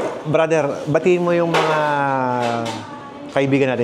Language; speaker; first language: Filipino; native; Filipino